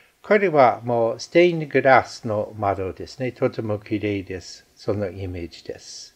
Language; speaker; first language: Japanese; non-native, fluent; English